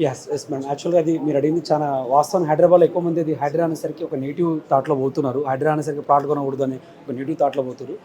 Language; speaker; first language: Telugu; native; Telugu